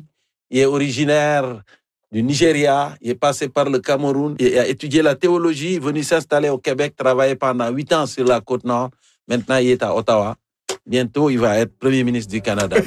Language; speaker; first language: French; native; French